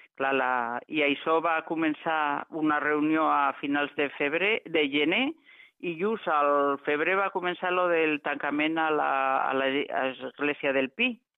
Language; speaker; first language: Catalan; non-native, local second language; Spanish